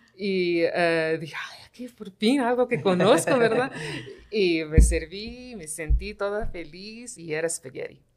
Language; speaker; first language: Spanish; early bilingual, heritage; Spanish